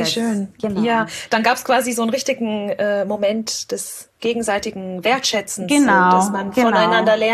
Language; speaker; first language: German; native; German